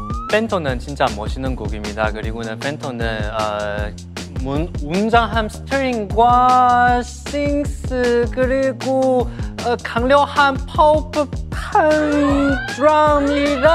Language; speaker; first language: Korean; non-native, learner; Chinese